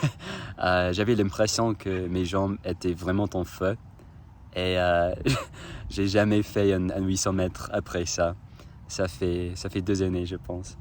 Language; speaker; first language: French; non-native, fluent; English